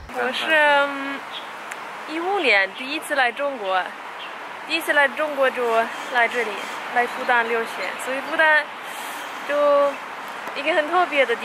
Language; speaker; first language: Chinese; non-native, fluent; Swedish